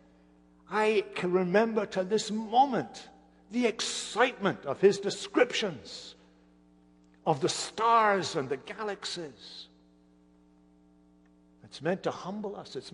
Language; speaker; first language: English; native; English